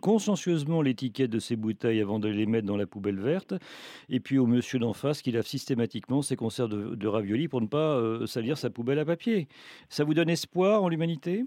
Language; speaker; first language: French; native; French